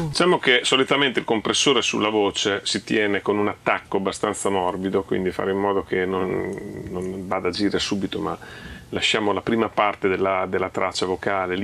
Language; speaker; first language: Italian; native; Italian